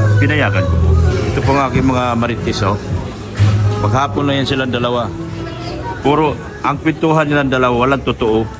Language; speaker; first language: Filipino; non-native, local second language; Cebuano